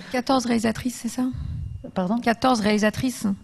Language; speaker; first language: French; non-native, fluent; Spanish